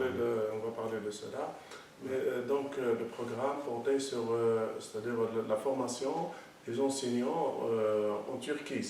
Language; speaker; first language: French; non-native, local second language; Arabic